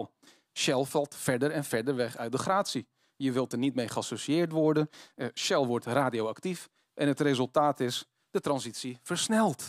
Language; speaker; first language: Dutch; native; Dutch